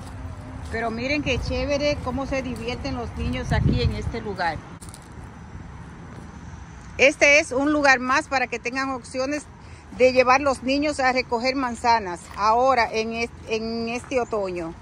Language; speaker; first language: Spanish; native; Spanish